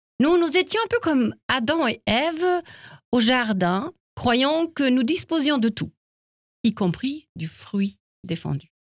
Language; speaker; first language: French; non-native, fluent; German